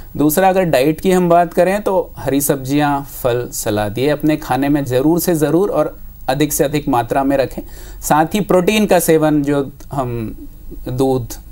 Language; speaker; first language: Hindi; native; Hindi